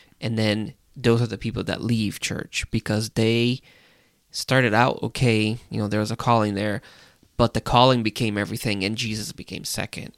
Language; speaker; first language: English; non-native, fluent; Portuguese